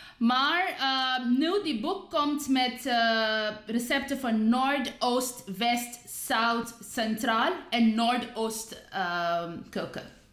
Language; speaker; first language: Dutch; non-native, learner; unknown